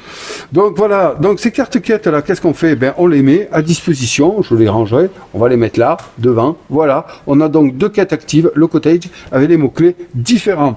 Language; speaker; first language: French; native; French